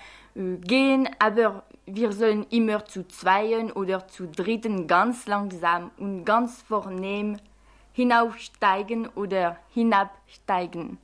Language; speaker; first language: German; non-native, fluent; French